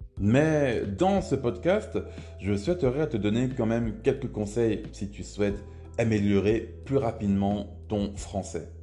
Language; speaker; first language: French; native; French